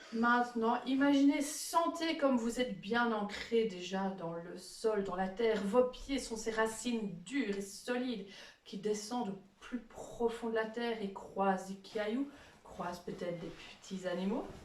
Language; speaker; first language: French; native; French